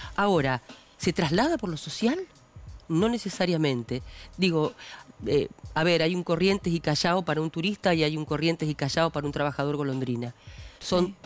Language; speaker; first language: Spanish; native; Spanish